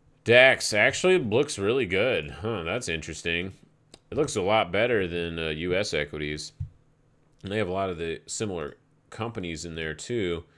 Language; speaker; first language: English; native; English